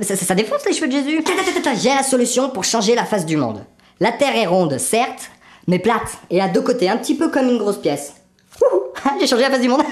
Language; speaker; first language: French; native; French